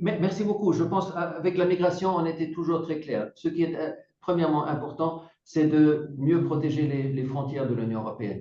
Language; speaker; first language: French; non-native, fluent; German